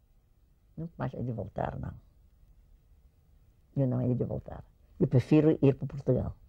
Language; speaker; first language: Portuguese; early bilingual, heritage; English